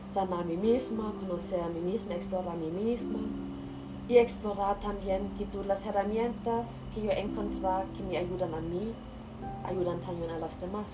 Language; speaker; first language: Spanish; non-native, learner; German